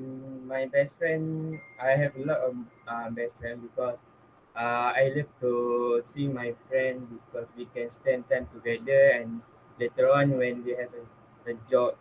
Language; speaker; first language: English; non-native, local second language; Malay